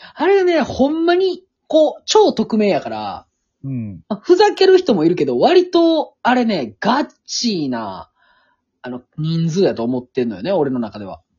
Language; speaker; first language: Japanese; native; Japanese